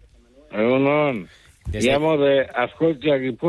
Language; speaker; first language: Spanish; non-native, local second language; Basque